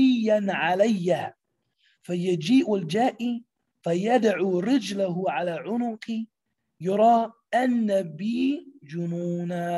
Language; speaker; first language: Arabic; non-native, fluent; English